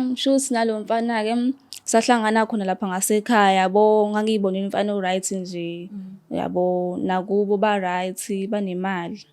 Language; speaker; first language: Zulu; native; Zulu